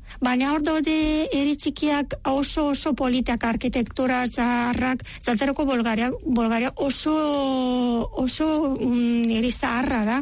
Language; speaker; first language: Basque; non-native, fluent; Bulgarian